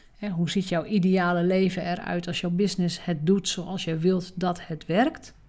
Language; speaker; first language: Dutch; native; Dutch